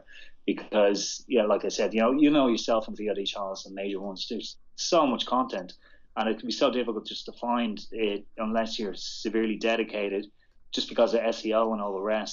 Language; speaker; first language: English; native; English